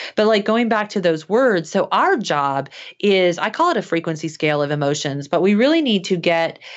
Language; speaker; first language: English; native; English